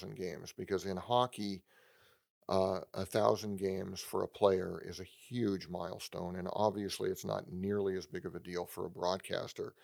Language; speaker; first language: English; native; English